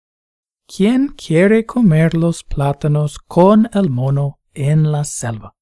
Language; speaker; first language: Spanish; non-native, fluent; English